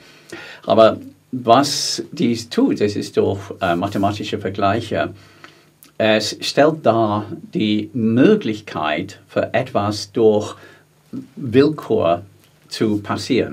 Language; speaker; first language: German; non-native, fluent; English